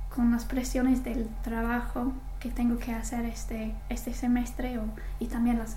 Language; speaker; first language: Spanish; non-native, fluent; English